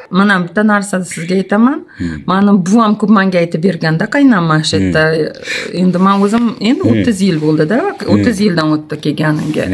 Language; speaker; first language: Uzbek; non-native, local second language; Tatar